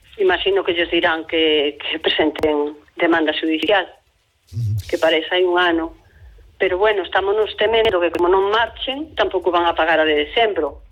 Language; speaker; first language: Galician; native; Galician